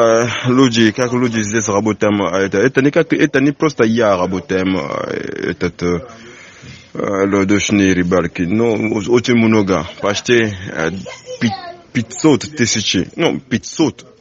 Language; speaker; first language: Russian; non-native, learner; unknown